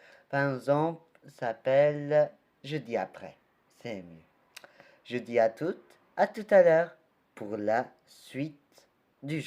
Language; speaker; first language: French; non-native, learner; Portuguese